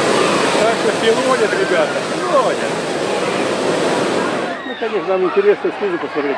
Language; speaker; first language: Russian; native; Russian